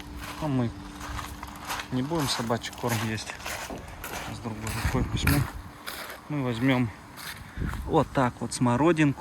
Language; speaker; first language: Russian; native; Russian